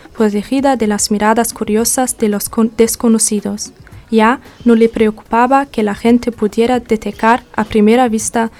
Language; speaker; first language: Spanish; non-native, learner; German